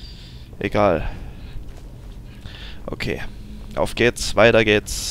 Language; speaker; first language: German; native; German